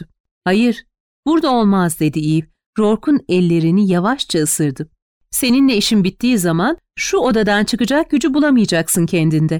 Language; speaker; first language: Turkish; native; Turkish